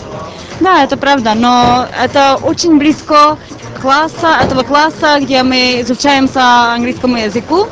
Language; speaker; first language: Russian; non-native, learner; Czech